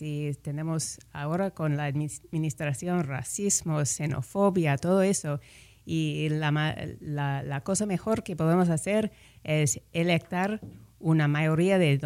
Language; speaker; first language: Spanish; non-native, fluent; English